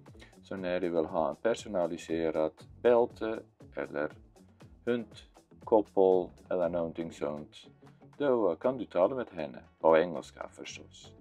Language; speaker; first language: Swedish; non-native, fluent; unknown